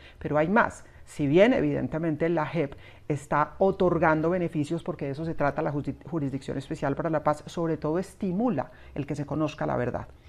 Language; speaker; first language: Spanish; native; Spanish